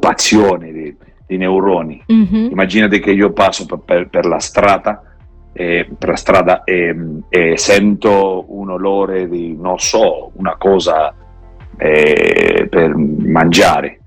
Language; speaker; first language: Italian; non-native, fluent; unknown